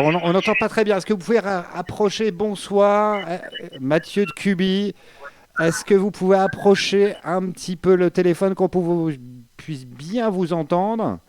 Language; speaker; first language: French; native; French